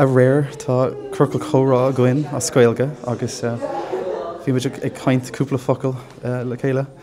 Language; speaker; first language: Irish; non-native, local second language; English